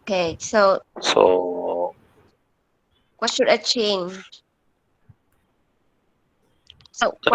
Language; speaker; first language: English; non-native, learner; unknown